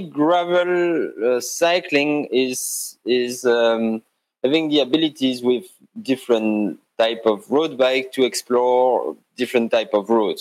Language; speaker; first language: English; non-native, fluent; French